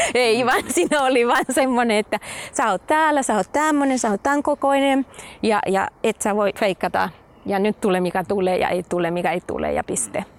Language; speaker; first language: Finnish; non-native, fluent; Spanish